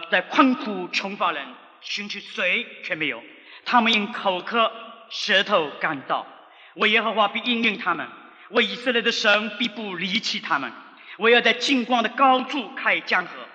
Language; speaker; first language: Chinese; native; Chinese